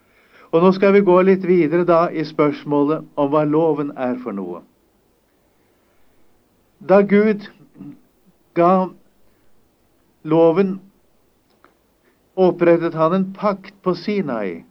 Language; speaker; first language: Norwegian; native; Norwegian